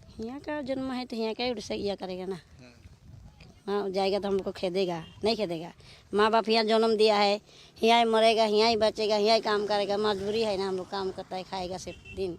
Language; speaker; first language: Hindi; non-native, local second language; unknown